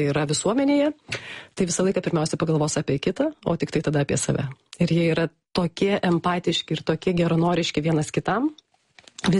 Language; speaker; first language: Lithuanian; native; Lithuanian